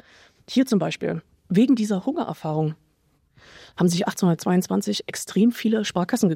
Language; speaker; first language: German; native; German